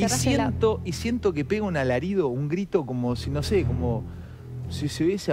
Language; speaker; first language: Spanish; native; Spanish